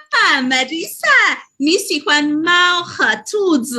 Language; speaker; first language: Chinese; non-native, fluent; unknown